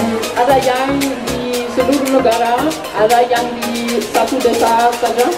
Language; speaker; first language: Indonesian; non-native, learner; German